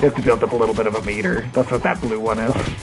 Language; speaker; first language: English; native; English